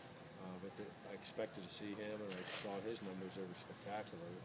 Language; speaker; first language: English; native; English